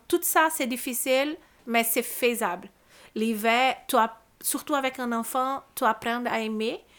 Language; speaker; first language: French; non-native, fluent; Portuguese